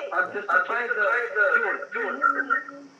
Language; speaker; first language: English; non-native, local second language; Malayalam